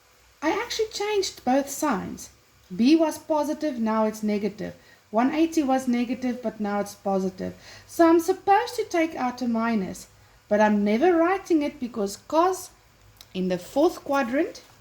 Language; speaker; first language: English; non-native, local second language; Afrikaans